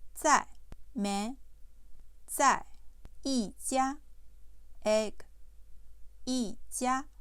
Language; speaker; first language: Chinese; non-native, fluent; Urdu